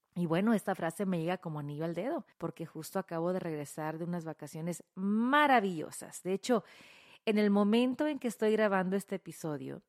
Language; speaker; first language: Spanish; early bilingual, heritage; Spanish